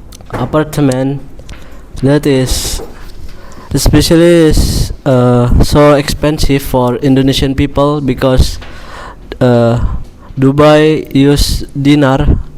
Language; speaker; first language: English; non-native, learner; Indonesian